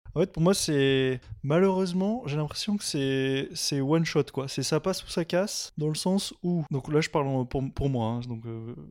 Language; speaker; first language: French; native; French